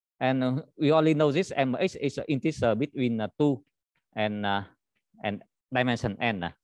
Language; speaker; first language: English; non-native, learner; Vietnamese